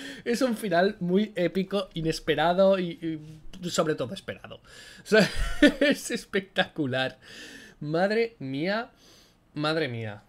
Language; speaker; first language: Spanish; native; Spanish